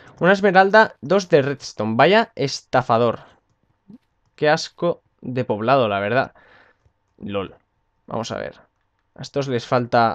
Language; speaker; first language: Spanish; native; Spanish